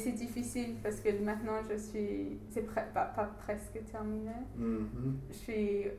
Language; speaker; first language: French; non-native, learner; English